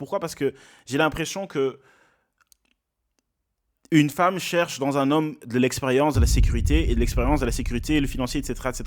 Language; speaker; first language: French; native; French